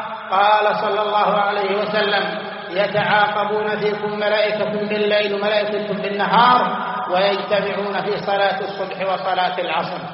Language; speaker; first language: Arabic; native; Arabic